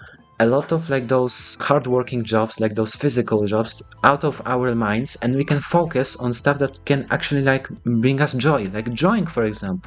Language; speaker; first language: English; non-native, fluent; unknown